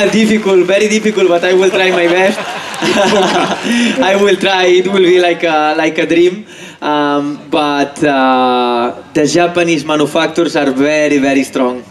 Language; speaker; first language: English; non-native, fluent; Spanish